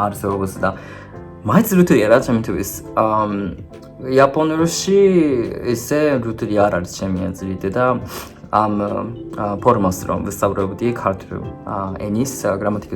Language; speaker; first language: Georgian; non-native, fluent; Japanese